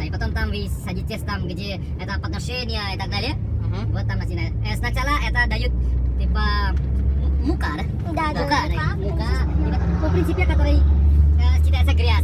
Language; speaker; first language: Russian; non-native, learner; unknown